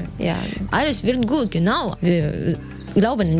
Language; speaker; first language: German; non-native, learner; Ukrainian